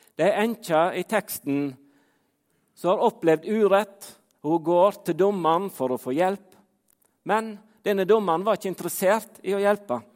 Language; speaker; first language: Norwegian; native; Norwegian